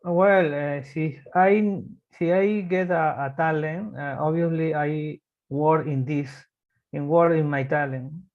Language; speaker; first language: English; non-native, learner; Spanish